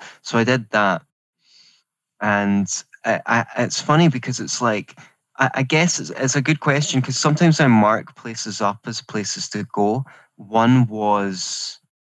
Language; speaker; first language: English; native; English